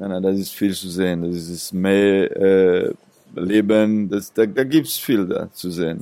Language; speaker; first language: German; non-native, fluent; Seselwa Creole French